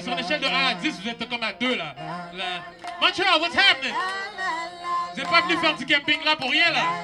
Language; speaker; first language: French; native; French